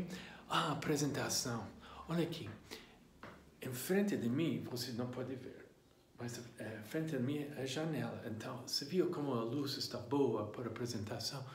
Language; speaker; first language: Portuguese; non-native, fluent; English